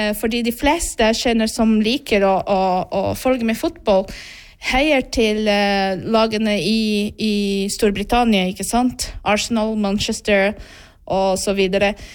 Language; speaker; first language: Norwegian; non-native, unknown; Portuguese